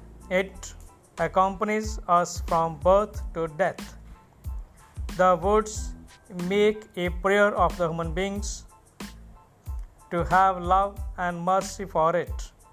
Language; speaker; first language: English; non-native, local second language; Punjabi